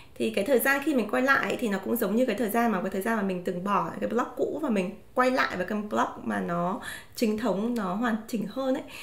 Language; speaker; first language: Vietnamese; native; Vietnamese